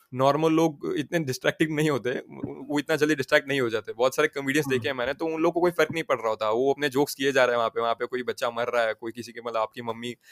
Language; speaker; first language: Hindi; non-native, local second language; Gujarati